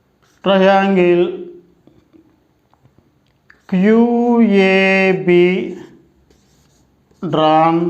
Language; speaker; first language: English; non-native, local second language; Telugu